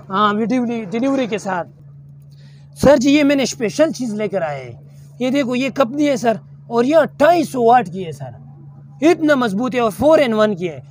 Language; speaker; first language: Urdu; non-native, local second language; Pashto